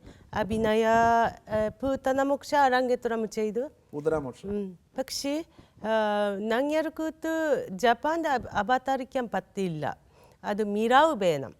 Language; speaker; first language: Malayalam; non-native, learner; Japanese